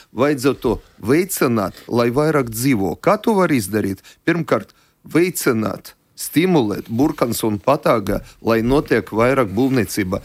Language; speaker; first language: Latvian; non-native, local second language; Russian